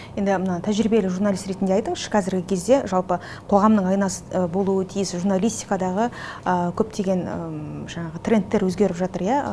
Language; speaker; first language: Kazakh; native; Kazakh